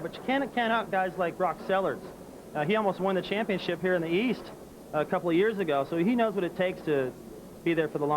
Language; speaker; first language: English; native; English